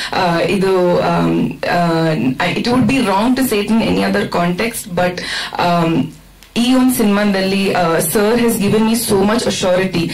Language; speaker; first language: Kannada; non-native, fluent; Malayalam